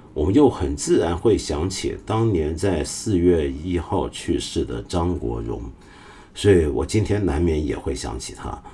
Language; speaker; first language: Chinese; non-native, local second language; Cantonese